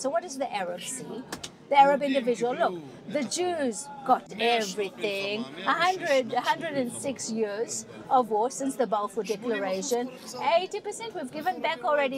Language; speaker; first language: English; non-native, fluent; Hebrew